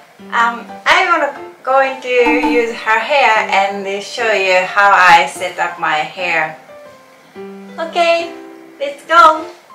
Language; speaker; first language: English; non-native, learner; Japanese